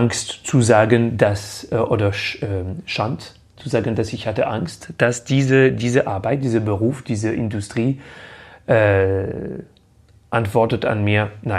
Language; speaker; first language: German; non-native, fluent; French